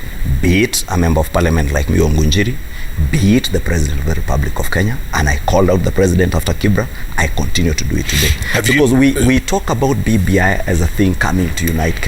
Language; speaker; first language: English; non-native, local second language; Kikuyu